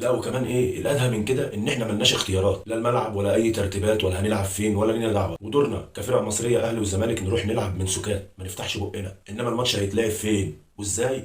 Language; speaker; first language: Arabic; native; Arabic